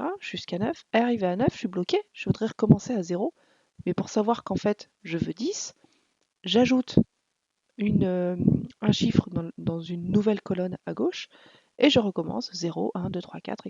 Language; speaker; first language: French; native; French